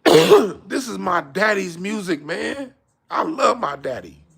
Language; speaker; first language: English; native; English